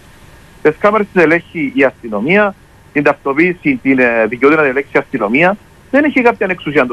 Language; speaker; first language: Greek; native; Greek